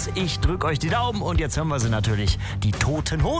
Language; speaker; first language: German; native; German